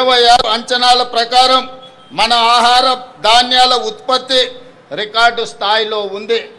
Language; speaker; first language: Telugu; native; Telugu